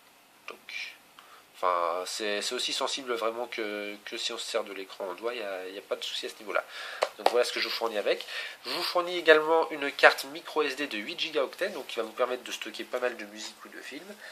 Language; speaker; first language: French; native; French